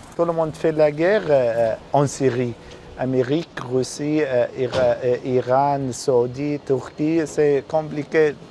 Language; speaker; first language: French; non-native, learner; Arabic